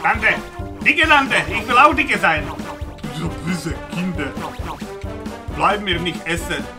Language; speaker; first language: German; non-native, learner; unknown